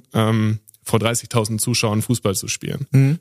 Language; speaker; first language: German; native; German